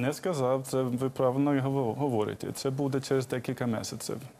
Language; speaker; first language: Ukrainian; non-native, fluent; Swedish